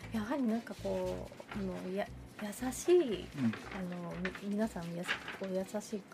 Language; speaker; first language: Japanese; non-native, learner; Thai